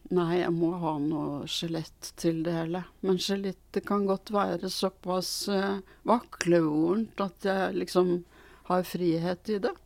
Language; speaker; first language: Norwegian; early bilingual, other home language; Swedish